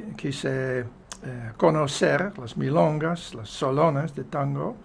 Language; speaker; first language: Spanish; non-native, fluent; Dutch